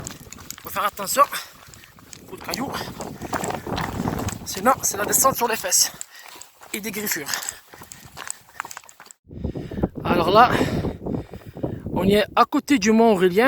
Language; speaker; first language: French; native; French